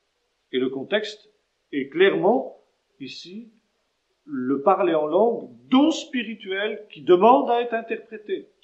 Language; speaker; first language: French; native; French